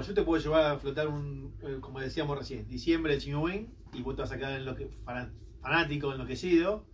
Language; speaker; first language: Spanish; native; Spanish